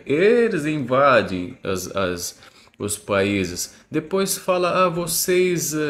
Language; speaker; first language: Portuguese; non-native, fluent; Arabic